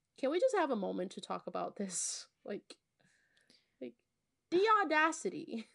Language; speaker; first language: English; non-native, fluent; Portuguese